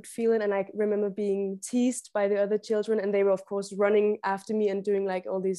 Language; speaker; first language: English; non-native, fluent; Danish